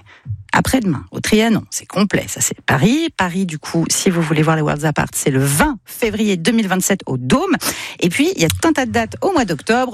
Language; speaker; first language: French; native; French